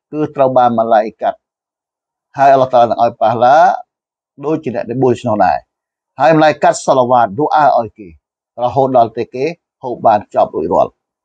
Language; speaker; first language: Khmer; non-native, local second language; Western Cham